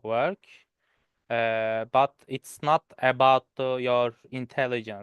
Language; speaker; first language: English; non-native, learner; Turkish